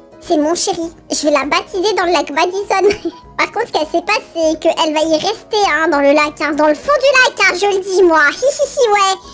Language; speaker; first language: French; early bilingual, other home language; Polish